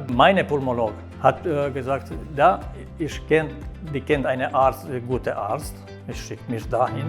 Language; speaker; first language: German; non-native, learner; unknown